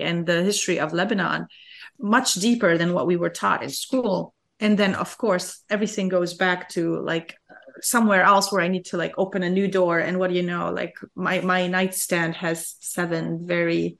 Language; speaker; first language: English; non-native, fluent; Arabic